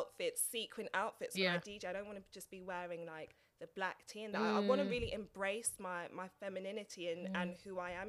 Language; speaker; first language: English; native; English